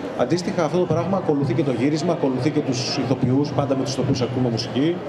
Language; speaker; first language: Greek; native; Greek